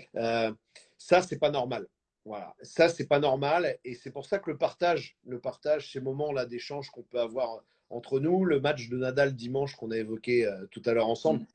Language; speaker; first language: French; native; French